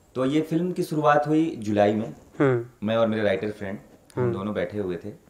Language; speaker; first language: Hindi; native; Hindi